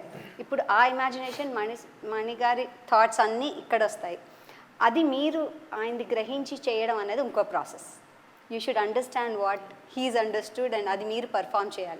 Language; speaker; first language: Telugu; native; Telugu